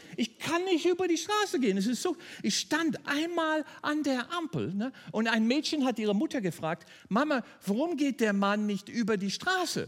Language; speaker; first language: German; non-native, fluent; English